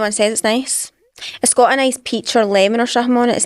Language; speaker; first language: English; native; English